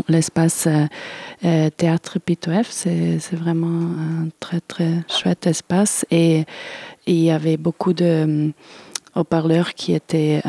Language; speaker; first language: French; non-native, fluent; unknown